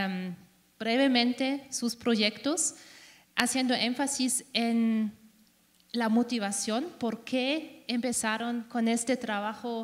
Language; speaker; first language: Spanish; non-native, fluent; German